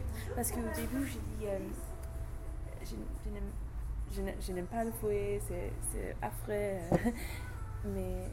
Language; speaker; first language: French; non-native, learner; English